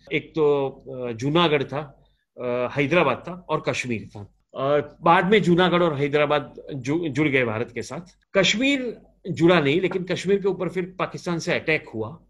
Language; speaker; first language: Hindi; non-native, local second language; Gujarati